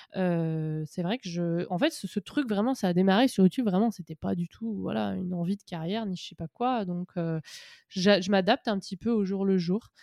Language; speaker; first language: French; native; French